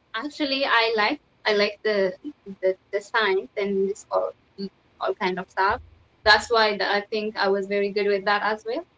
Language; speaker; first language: English; non-native, fluent; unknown